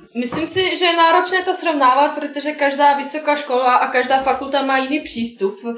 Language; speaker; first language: Czech; non-native, fluent; Bosnian